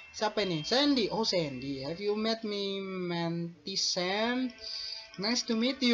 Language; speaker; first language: English; non-native, learner; Indonesian